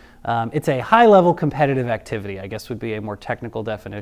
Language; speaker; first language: English; native; English